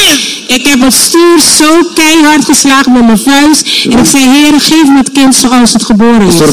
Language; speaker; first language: Dutch; non-native, local second language; Papiamento